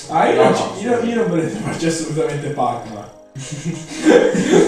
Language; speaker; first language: Italian; native; Italian